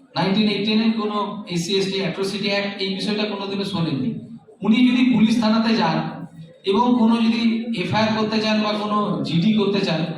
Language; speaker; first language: Bangla; native; Bangla